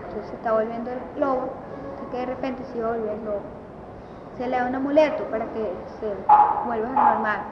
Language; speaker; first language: Spanish; native; Spanish